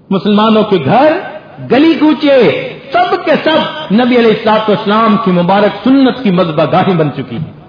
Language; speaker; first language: Urdu; non-native, local second language; Punjabi